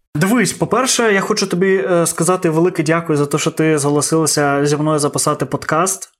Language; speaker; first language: Ukrainian; non-native, local second language; Russian